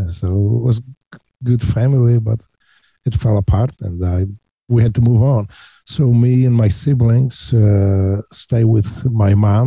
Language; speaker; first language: English; non-native, fluent; Polish